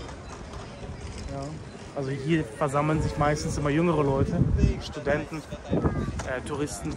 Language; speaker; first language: German; native; German